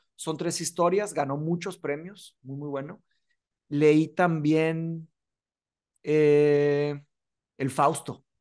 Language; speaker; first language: Spanish; native; Spanish